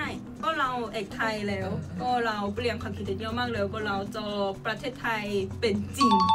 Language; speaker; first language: Thai; non-native, learner; Korean